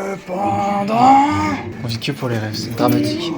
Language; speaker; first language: French; native; French